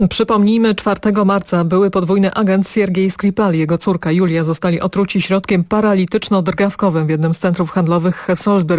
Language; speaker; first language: Polish; native; Polish